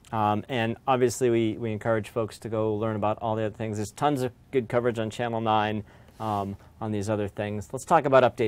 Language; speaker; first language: English; native; English